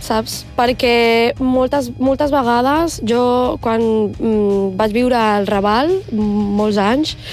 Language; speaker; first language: Catalan; early bilingual, other home language; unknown